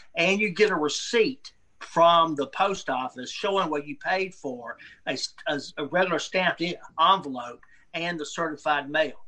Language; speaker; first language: English; native; English